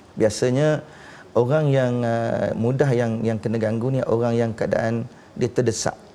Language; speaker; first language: Malay; native; Malay